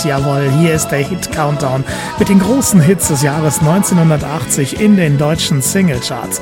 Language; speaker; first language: German; native; German